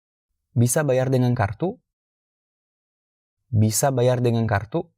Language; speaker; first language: Indonesian; non-native, fluent; French